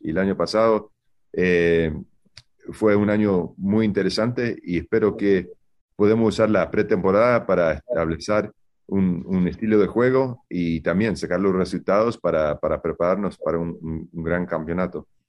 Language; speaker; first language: Spanish; early bilingual, heritage; Spanish